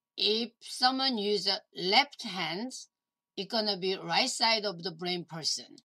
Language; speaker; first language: English; non-native, learner; Korean